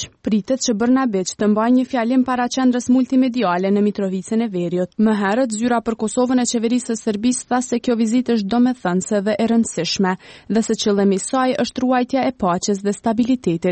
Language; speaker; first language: Albanian; native; Albanian